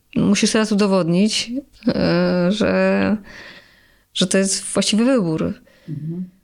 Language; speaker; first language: Polish; native; Polish